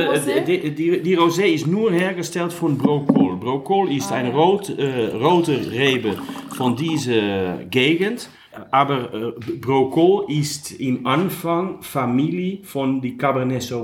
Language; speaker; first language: German; non-native, learner; Dutch